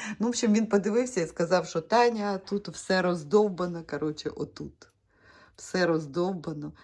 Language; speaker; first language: Ukrainian; native; Ukrainian